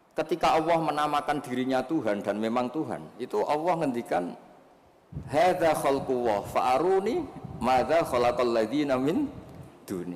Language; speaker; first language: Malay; non-native, local second language; Javanese